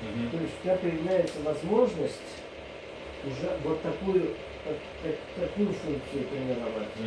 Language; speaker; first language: Russian; native; Russian